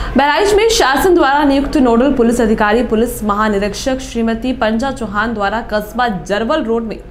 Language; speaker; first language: Hindi; native; Hindi